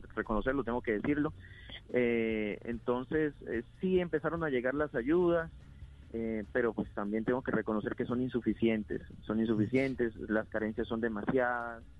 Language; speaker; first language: Spanish; native; Spanish